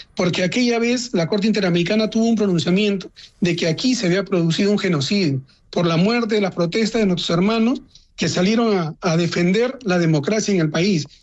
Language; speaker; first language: Spanish; native; Spanish